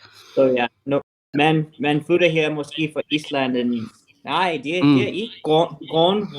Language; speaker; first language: Danish; non-native, learner; English